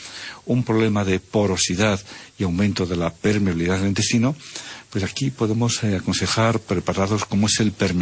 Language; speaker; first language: Spanish; native; Spanish